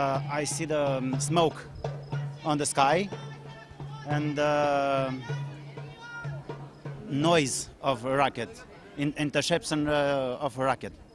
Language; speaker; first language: English; non-native, learner; Romanian